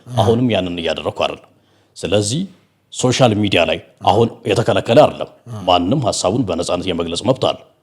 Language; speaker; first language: Amharic; non-native, local second language; Wolaytta